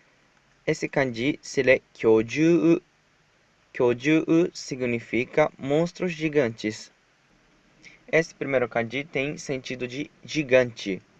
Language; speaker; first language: Portuguese; non-native, fluent; Japanese